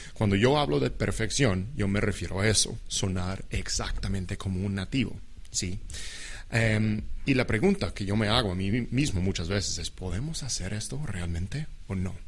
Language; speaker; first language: Spanish; non-native, fluent; English